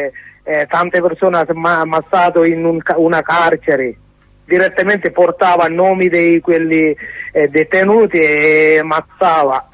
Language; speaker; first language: Italian; non-native, learner; Sinhala